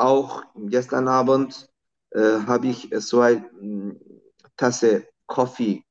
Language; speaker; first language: German; non-native, learner; Turkish